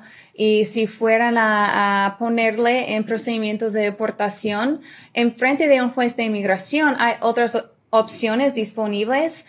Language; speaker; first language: Spanish; early bilingual, other home language; English